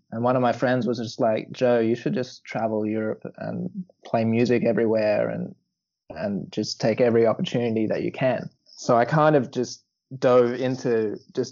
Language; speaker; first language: English; native; English